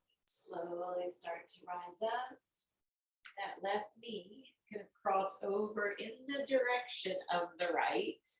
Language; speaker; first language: English; native; English